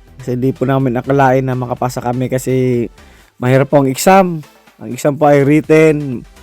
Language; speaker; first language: Filipino; non-native, local second language; Cebuano